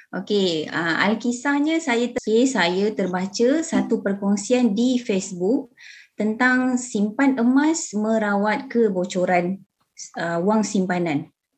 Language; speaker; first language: Malay; native; Malay